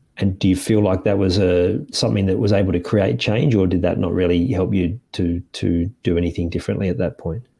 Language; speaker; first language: English; native; English